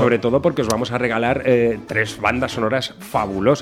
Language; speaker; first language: Spanish; native; Spanish